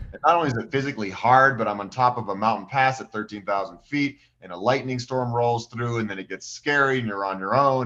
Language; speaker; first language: English; native; English